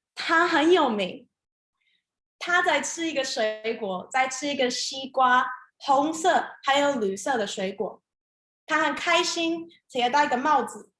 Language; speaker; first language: Chinese; non-native, learner; English